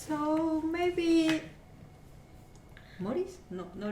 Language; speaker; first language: English; non-native, learner; Japanese